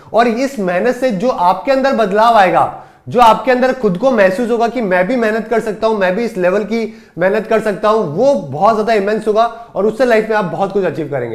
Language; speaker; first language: Hindi; native; Hindi